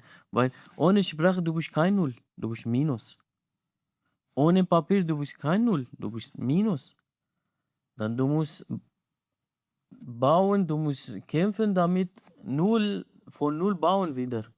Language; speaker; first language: German; non-native, learner; Arabic